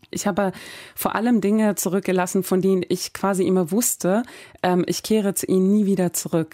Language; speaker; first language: German; early bilingual, other home language; Persian